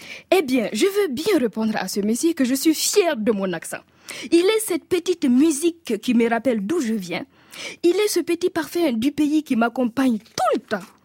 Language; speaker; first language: French; non-native, local second language; Mossi